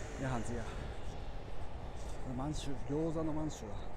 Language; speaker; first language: Vietnamese; non-native, learner; Japanese